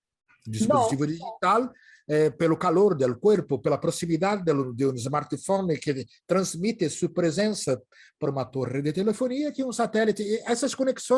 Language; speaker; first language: Portuguese; native; Portuguese